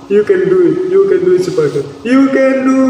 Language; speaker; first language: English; non-native, learner; Indonesian